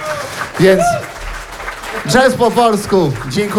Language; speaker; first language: Polish; non-native, learner; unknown